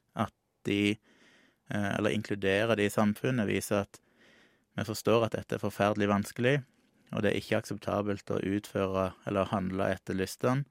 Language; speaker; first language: Norwegian; native; Norwegian